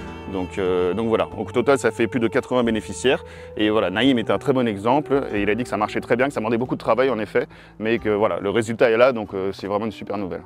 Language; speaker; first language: French; native; French